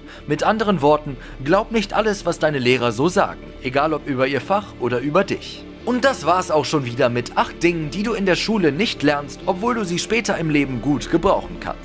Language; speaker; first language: German; native; German